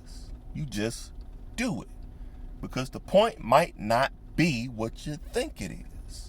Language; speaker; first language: English; native; English